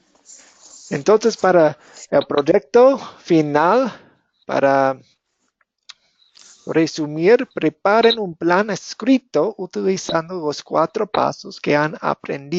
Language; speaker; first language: Spanish; non-native, fluent; English